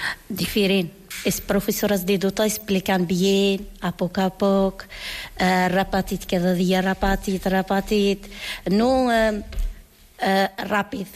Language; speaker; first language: Catalan; non-native, learner; Arabic